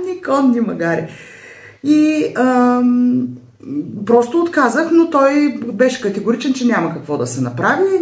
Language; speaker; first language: Bulgarian; native; Bulgarian